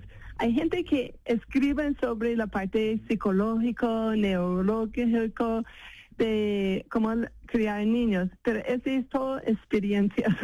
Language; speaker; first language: Spanish; non-native, fluent; English